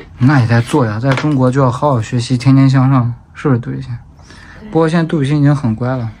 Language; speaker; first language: Chinese; native; Chinese